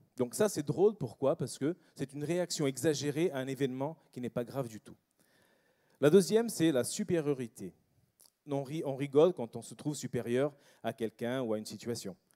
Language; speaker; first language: French; non-native, fluent; English